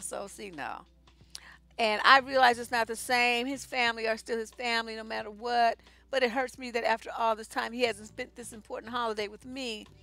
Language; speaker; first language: English; native; English